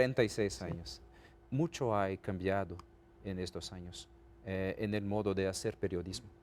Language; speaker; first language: Spanish; non-native, fluent; Portuguese